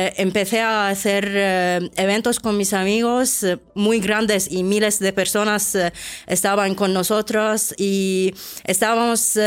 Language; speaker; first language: Spanish; non-native, fluent; Arabic